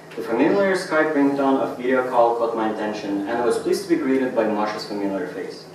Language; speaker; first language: English; non-native, fluent; Russian